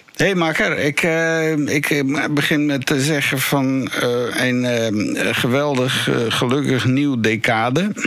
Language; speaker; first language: Dutch; native; Dutch